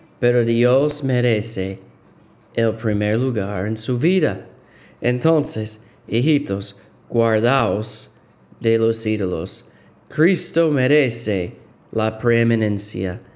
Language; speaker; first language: Spanish; non-native, fluent; English